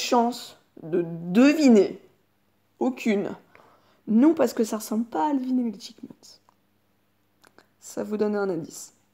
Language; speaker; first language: French; native; French